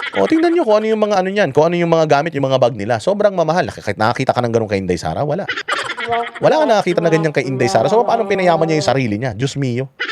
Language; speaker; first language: Filipino; non-native, local second language; Iloko